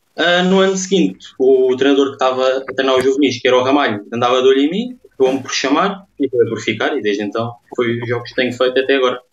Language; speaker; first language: Portuguese; native; Portuguese